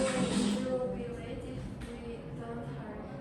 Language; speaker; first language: English; non-native, learner; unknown